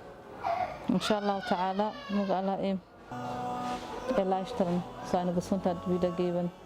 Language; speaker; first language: German; non-native, learner; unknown